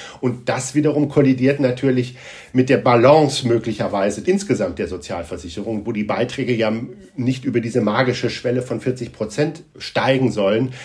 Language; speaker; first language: German; native; German